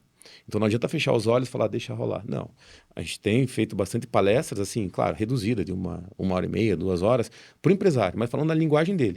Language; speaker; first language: Portuguese; native; Portuguese